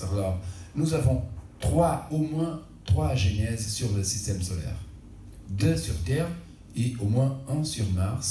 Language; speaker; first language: French; non-native, local second language; Portuguese